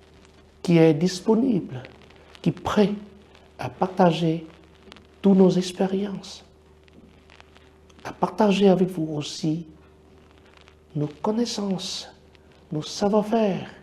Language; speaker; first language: French; non-native, fluent; Vietnamese